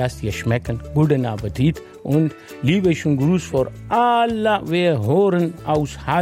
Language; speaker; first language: German; non-native, learner; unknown